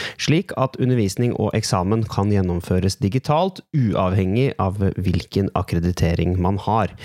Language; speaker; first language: Norwegian; native; Norwegian